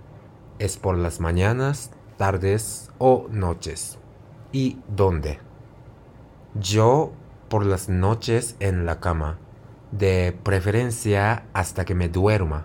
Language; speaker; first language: Spanish; non-native, fluent; Japanese